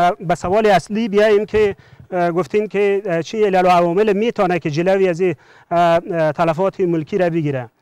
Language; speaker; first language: Persian; native; Persian